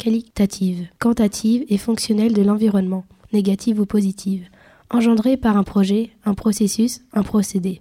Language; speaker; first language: French; native; French